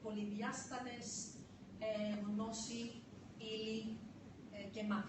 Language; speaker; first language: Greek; early bilingual, heritage; Greek